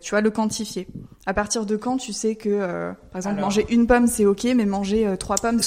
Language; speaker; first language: French; native; French